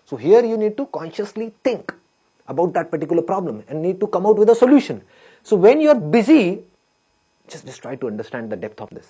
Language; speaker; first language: English; non-native, local second language; Hindi